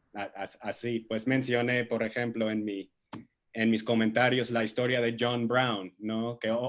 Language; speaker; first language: Spanish; non-native, fluent; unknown